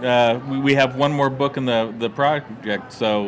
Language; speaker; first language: English; native; English